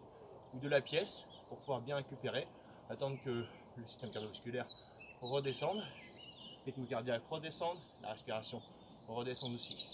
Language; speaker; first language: French; native; French